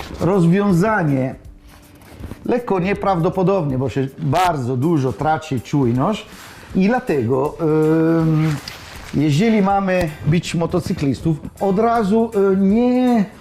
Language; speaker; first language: Polish; non-native, learner; Italian